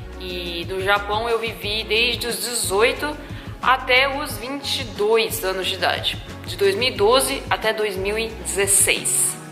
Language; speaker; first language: Portuguese; non-native, local second language; Japanese